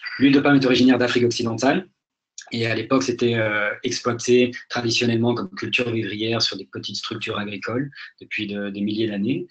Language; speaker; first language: French; native; French